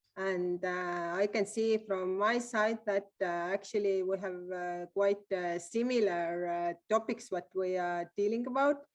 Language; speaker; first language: English; non-native, fluent; Estonian